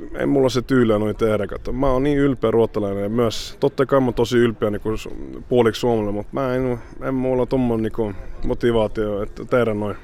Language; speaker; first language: Finnish; early bilingual, heritage; Swedish